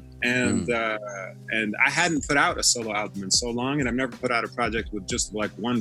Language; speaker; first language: English; native; English